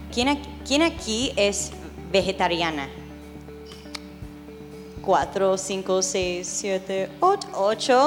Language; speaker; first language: Spanish; early bilingual, heritage; English